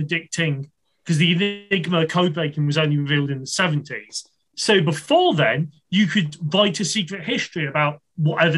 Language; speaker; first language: English; native; English